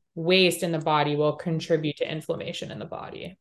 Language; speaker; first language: English; native; English